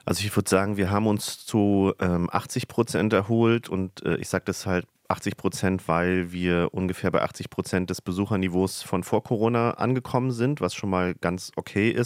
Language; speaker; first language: German; native; German